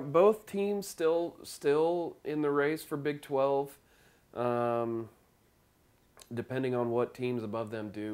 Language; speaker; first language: English; native; English